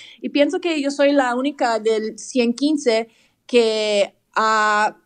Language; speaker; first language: Spanish; early bilingual, heritage; English